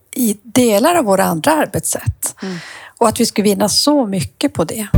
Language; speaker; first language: Swedish; native; Swedish